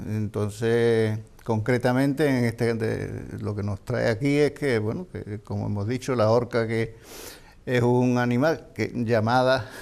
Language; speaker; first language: Spanish; native; Spanish